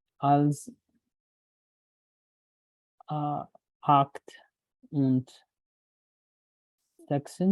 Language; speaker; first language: German; non-native, learner; English